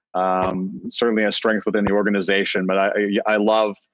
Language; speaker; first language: English; native; English